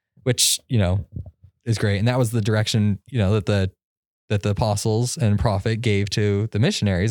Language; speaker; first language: English; native; English